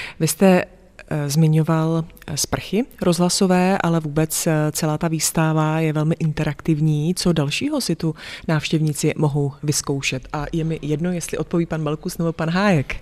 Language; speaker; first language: Czech; native; Czech